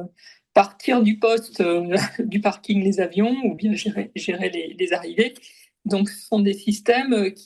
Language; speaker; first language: French; native; French